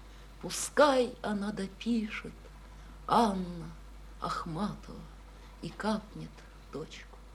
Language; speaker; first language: Russian; native; Russian